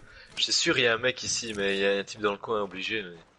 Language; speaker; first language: French; native; French